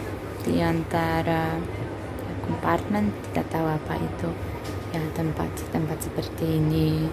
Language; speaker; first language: Indonesian; non-native, fluent; Polish